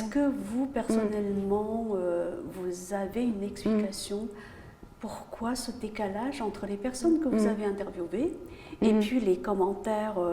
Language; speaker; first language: French; native; French